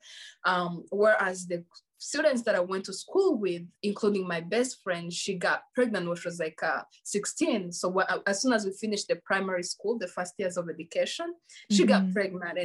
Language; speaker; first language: English; non-native, local second language; Kinyarwanda